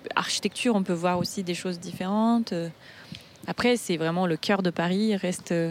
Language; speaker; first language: French; non-native, fluent; Portuguese